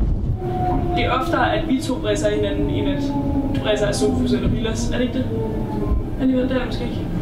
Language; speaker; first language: Danish; native; Danish